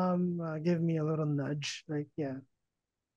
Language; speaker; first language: English; non-native, local second language; Filipino